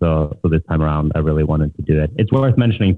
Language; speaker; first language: English; non-native, fluent; Norwegian